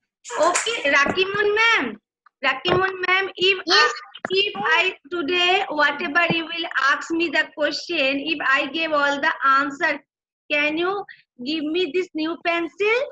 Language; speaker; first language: English; non-native, local second language; Bangla